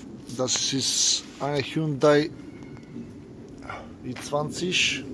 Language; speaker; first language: German; non-native, learner; Bulgarian